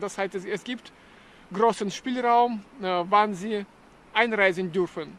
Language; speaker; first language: German; non-native, fluent; Russian